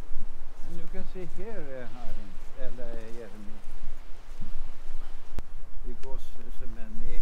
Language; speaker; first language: English; non-native, learner; Norwegian